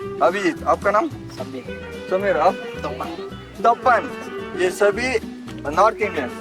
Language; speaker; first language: Hindi; non-native, local second language; Kannada